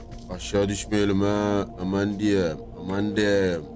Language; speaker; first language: Turkish; native; Turkish